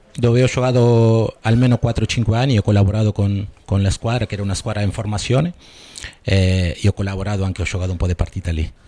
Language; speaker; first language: Italian; non-native, learner; Spanish